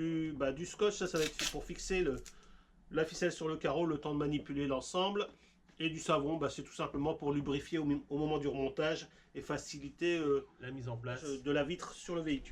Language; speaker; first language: French; native; French